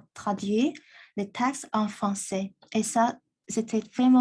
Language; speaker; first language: French; non-native, learner; Chinese